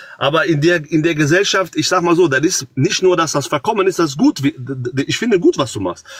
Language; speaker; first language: German; early bilingual, other home language; Croatian